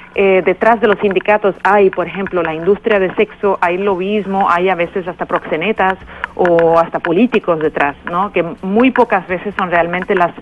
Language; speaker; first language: Spanish; non-native, fluent; Swedish